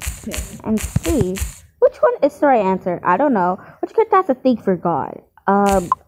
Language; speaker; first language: English; native; English